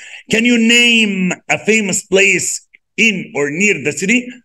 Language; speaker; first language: English; non-native, fluent; Arabic